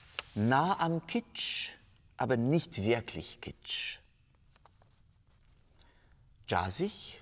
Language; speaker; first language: German; non-native, fluent; French